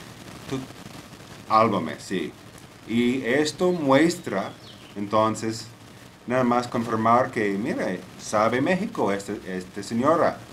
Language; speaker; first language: Spanish; non-native, fluent; English